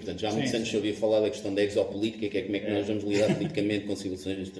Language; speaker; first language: Portuguese; native; Portuguese